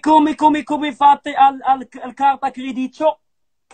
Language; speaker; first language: Italian; non-native, learner; Arabic